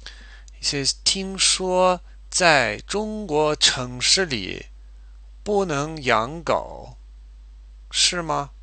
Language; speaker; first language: Chinese; non-native, fluent; English